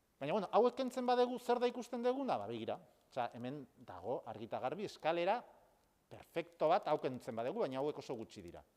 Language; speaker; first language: Basque; non-native, local second language; Spanish